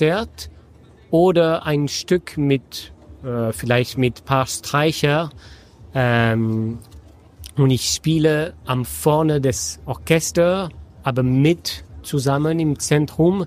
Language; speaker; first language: German; non-native, fluent; French